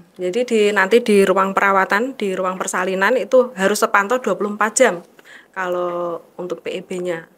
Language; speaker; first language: Indonesian; native; Indonesian